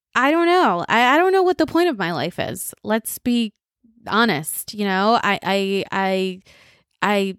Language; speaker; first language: English; early bilingual, other home language; Bangla